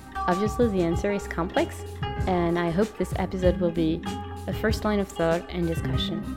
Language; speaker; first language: English; non-native, fluent; French